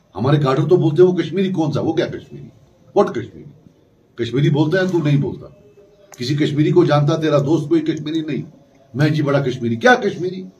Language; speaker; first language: Urdu; non-native, local second language; Kashmiri